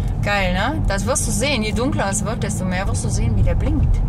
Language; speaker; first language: German; native; German